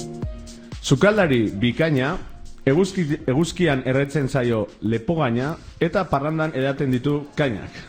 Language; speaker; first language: Basque; native; Basque